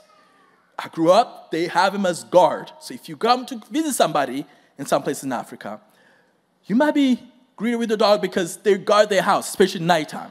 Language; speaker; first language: English; non-native, local second language; Kinyarwanda